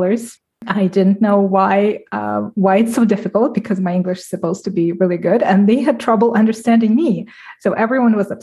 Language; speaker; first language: English; non-native, fluent; Russian